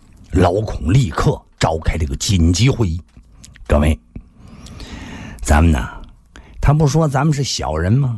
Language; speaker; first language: Chinese; native; Chinese